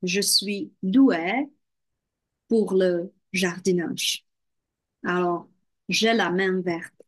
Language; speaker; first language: French; non-native, fluent; Czech